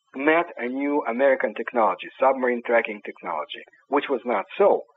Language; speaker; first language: English; non-native, fluent; Ukrainian